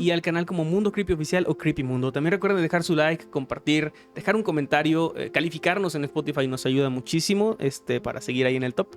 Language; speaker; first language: Spanish; native; Spanish